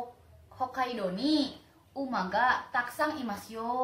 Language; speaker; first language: Japanese; non-native, learner; Indonesian